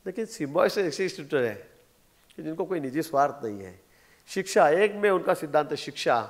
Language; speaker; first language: Hindi; non-native, local second language; Marathi